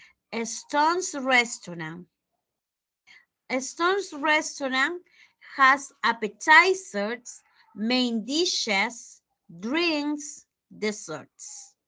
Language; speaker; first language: English; non-native, fluent; Spanish